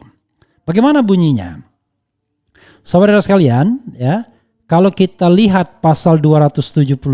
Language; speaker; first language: Indonesian; native; Indonesian